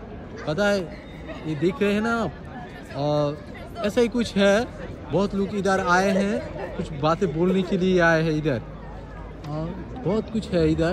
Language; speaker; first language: Hindi; non-native, learner; Bangla